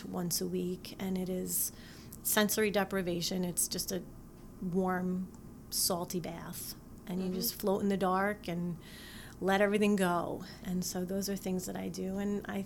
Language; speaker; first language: English; native; English